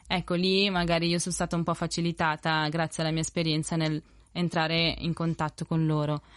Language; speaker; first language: Italian; early bilingual, other home language; Spanish